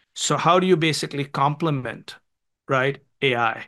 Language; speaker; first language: English; non-native, local second language; Gujarati